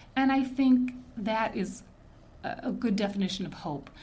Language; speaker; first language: English; native; English